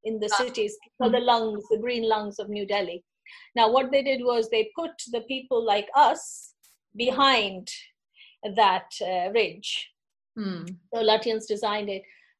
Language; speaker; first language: English; non-native, local second language; Bangla